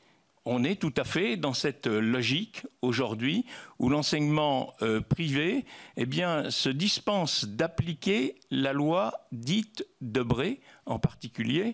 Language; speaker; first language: French; native; French